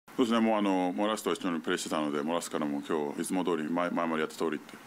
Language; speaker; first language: Japanese; native; Japanese